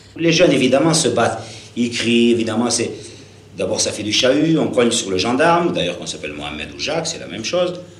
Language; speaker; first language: French; native; French